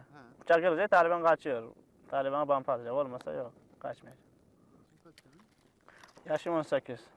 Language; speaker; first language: Turkish; non-native, learner; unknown